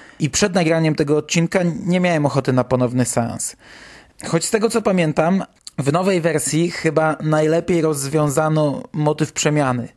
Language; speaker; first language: Polish; native; Polish